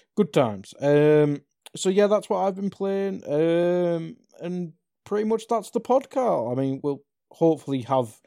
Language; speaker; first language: English; native; English